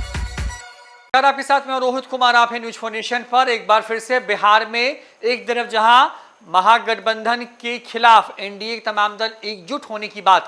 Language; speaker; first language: Hindi; native; Hindi